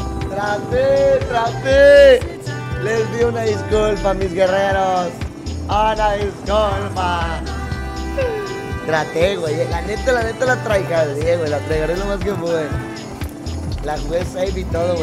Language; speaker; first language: Spanish; native; Spanish